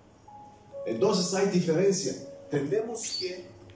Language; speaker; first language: Spanish; non-native, fluent; Bulgarian